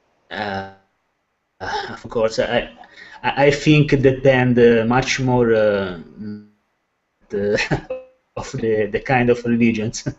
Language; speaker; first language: English; non-native, learner; Italian